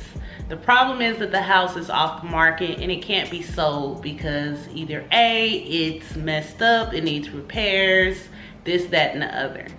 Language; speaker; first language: English; native; English